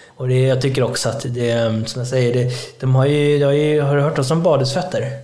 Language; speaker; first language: Swedish; early bilingual, other home language; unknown